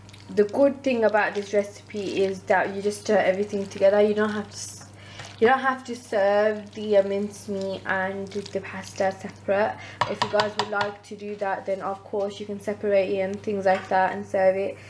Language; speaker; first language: English; early bilingual, other home language; Hindi